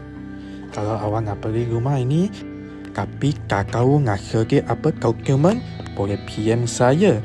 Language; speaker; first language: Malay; non-native, local second language; Chinese